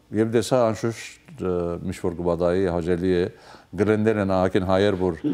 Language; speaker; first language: Armenian; early bilingual, heritage; Armenian